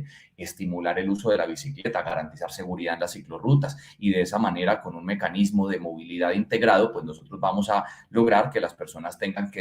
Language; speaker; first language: Spanish; native; Spanish